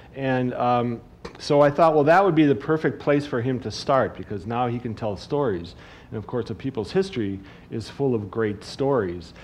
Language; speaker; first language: English; native; English